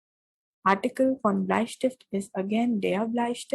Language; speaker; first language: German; non-native, fluent; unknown